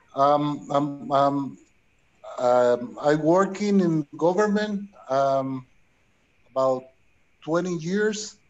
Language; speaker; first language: English; non-native, learner; Spanish